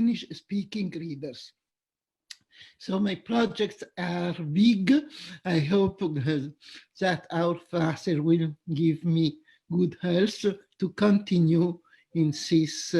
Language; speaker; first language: English; non-native, fluent; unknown